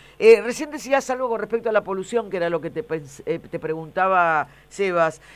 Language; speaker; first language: Spanish; native; Spanish